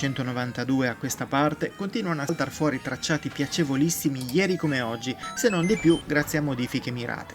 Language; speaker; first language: Italian; native; Italian